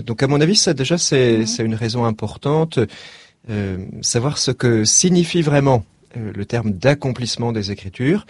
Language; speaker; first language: French; native; French